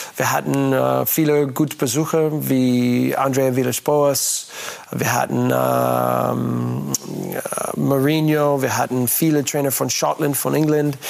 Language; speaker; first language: German; non-native, learner; English